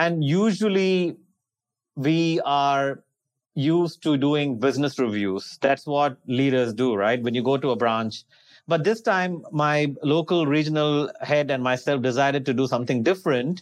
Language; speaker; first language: English; non-native, local second language; Tamil